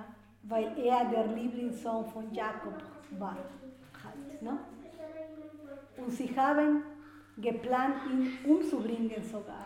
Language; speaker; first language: German; non-native, fluent; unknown